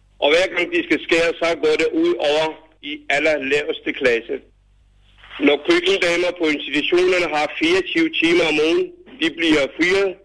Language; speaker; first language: Danish; non-native, fluent; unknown